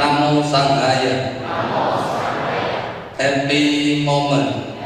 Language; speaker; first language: English; non-native, learner; Indonesian